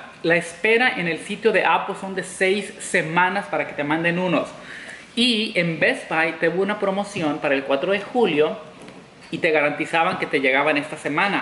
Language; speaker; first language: Spanish; native; Spanish